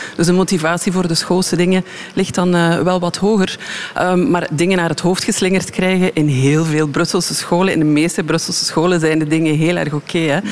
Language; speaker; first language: Dutch; native; Dutch